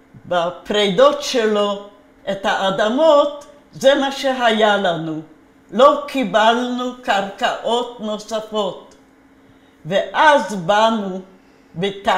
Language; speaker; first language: Hebrew; non-native, fluent; Polish